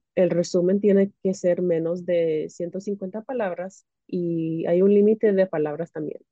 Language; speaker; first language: Spanish; early bilingual, heritage; Spanish